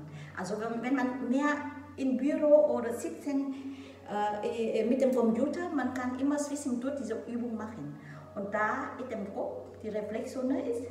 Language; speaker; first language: German; non-native, learner; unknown